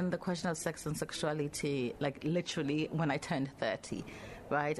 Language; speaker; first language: English; non-native, local second language; Akan